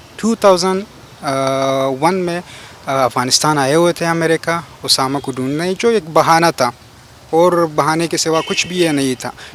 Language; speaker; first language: Hindi; non-native, fluent; Pashto